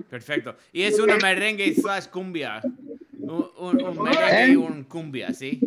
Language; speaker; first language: Spanish; non-native, learner; English